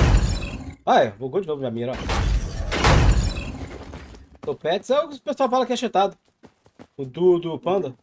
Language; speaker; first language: Portuguese; native; Portuguese